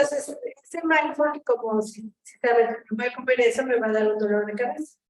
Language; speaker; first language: Spanish; native; Spanish